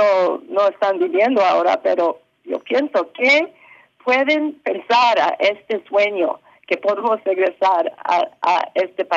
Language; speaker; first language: Spanish; early bilingual, heritage; English